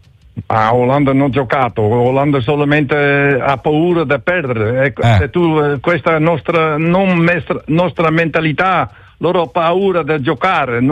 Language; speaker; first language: Italian; non-native, learner; Dutch